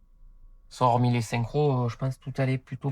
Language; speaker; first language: French; native; French